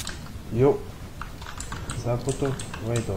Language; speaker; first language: French; native; French